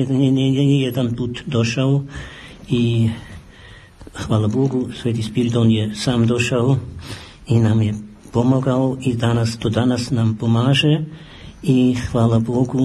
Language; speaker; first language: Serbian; non-native, fluent; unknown